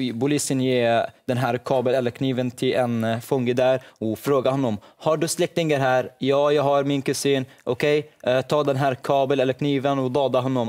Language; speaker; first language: Swedish; non-native, learner; Arabic